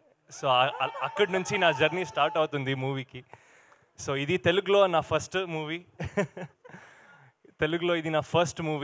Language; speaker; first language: Telugu; non-native, learner; Kannada